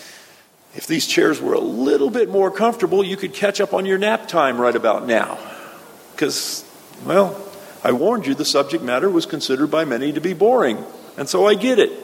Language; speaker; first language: English; native; English